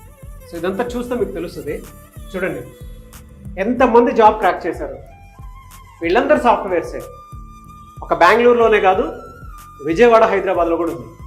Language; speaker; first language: Telugu; native; Telugu